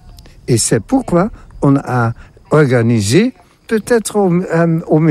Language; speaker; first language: French; non-native, fluent; Dutch